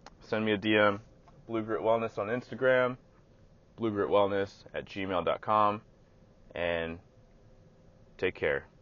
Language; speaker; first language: English; native; English